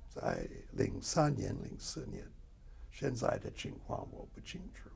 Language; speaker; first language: Chinese; non-native, fluent; English